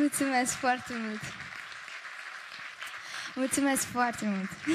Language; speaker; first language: Romanian; early bilingual, heritage; Romanian